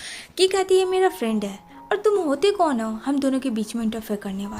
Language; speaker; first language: Hindi; native; Hindi